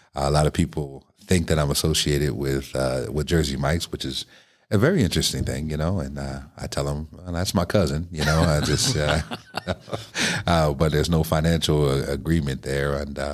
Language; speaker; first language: English; native; English